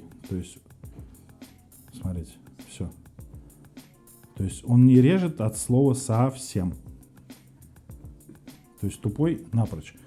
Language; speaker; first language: Russian; native; Russian